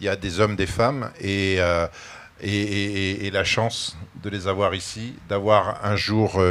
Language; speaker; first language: French; native; French